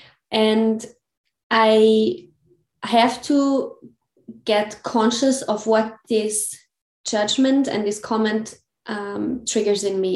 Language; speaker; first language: English; non-native, fluent; German